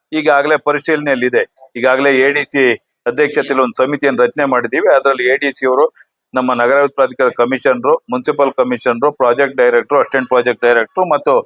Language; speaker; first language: Kannada; native; Kannada